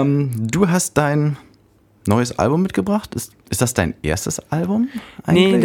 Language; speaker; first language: German; native; German